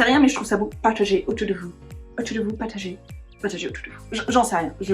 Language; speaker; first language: French; native; French